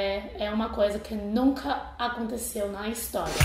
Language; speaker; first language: Portuguese; non-native, fluent; Chinese